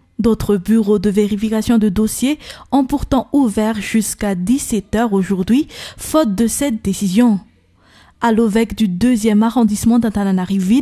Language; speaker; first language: French; non-native, local second language; Malagasy